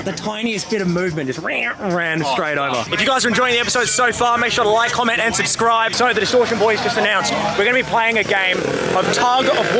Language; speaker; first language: English; native; English